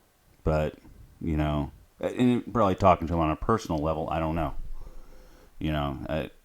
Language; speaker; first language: English; native; English